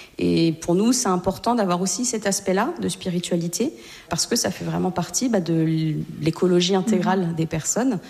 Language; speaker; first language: French; native; French